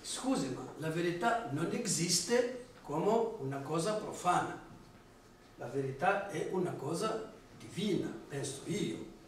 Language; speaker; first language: Italian; non-native, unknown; Portuguese